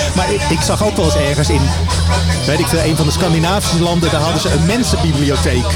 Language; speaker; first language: Dutch; native; Dutch